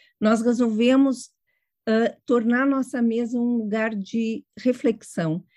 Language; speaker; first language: Portuguese; native; Portuguese